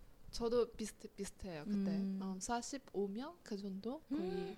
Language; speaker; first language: Korean; non-native, fluent; Chinese